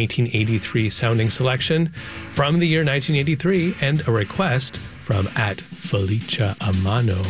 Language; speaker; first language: English; native; English